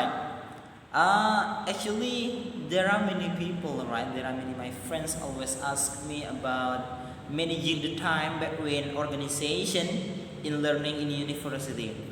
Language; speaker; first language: English; non-native, learner; Madurese